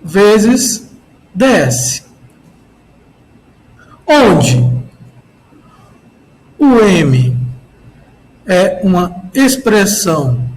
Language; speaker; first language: Portuguese; native; Portuguese